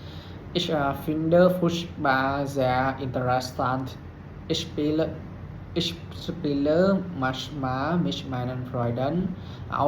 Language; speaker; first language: German; non-native, learner; Vietnamese